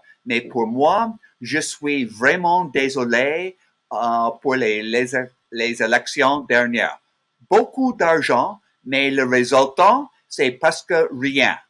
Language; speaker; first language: French; non-native, learner; English